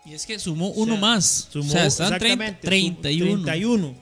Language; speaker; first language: Spanish; native; Spanish